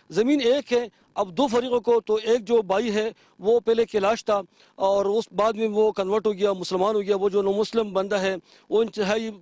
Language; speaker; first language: Urdu; non-native, local second language; Khowar